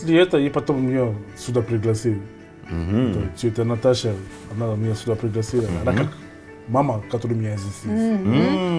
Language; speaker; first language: Russian; non-native, learner; English